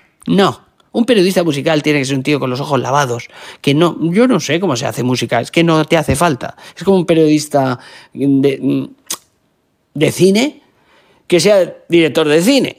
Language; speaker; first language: Spanish; native; Spanish